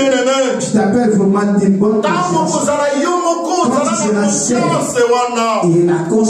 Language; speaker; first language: French; non-native, local second language; Lingala